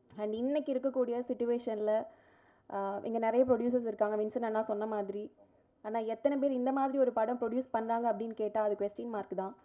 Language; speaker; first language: Tamil; native; Tamil